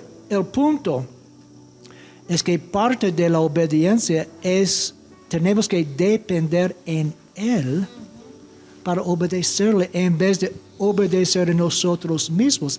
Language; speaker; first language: Spanish; non-native, fluent; English